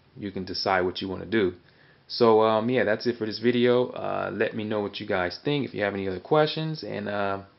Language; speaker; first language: English; native; English